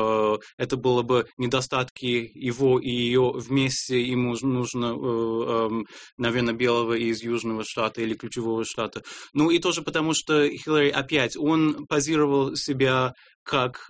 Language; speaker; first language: Russian; non-native, fluent; English